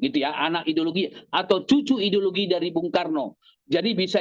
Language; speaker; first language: Indonesian; native; Indonesian